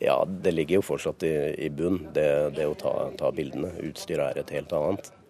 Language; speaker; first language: Norwegian; native; Norwegian